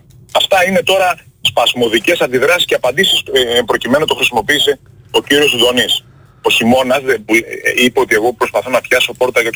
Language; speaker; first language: Greek; native; Greek